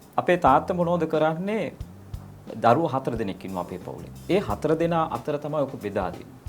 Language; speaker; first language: Sinhala; non-native, local second language; Tamil